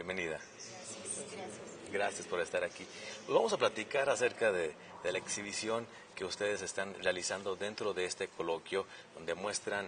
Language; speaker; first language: Spanish; native; Spanish